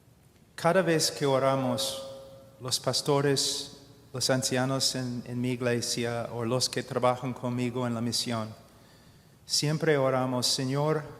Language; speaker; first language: Spanish; non-native, fluent; English